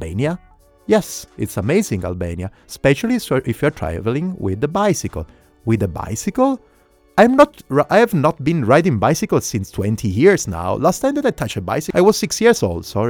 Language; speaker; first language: English; non-native, fluent; Italian